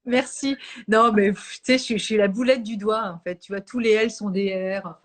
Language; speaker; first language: French; native; French